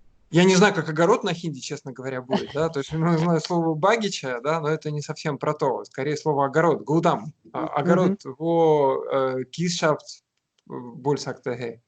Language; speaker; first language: Russian; native; Russian